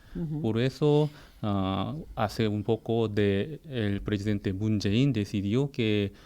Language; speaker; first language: Spanish; non-native, fluent; Korean